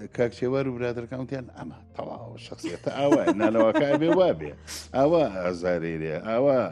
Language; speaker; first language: Central Kurdish; native; Central Kurdish